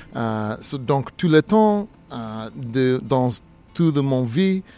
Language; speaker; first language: French; non-native, learner; English